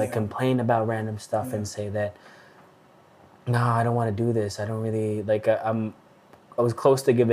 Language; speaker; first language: English; non-native, local second language; Filipino